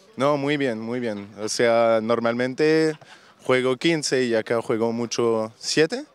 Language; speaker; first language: Spanish; non-native, fluent; French